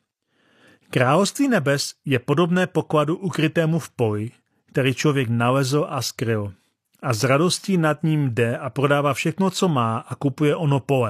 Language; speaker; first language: Czech; native; Czech